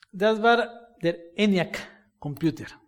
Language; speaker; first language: German; non-native, fluent; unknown